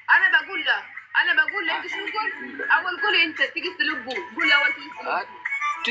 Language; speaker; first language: Arabic; non-native, learner; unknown